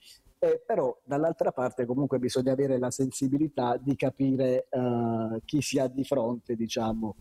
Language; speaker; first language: Italian; native; Italian